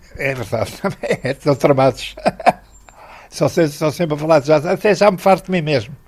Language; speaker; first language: Portuguese; native; Portuguese